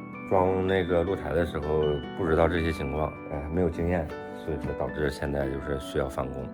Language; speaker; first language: Chinese; native; Chinese